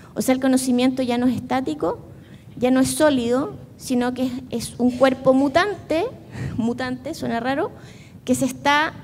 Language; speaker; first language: Spanish; native; Spanish